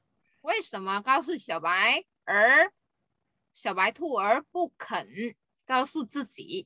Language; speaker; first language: Chinese; non-native, fluent; Vietnamese